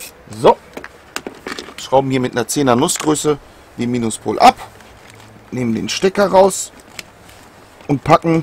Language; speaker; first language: German; native; German